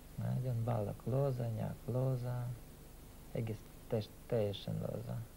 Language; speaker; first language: Hungarian; non-native, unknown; Russian